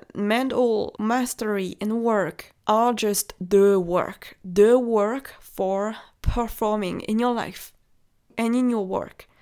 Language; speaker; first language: English; non-native, fluent; French